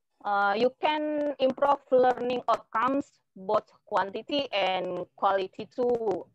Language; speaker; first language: English; non-native, learner; Indonesian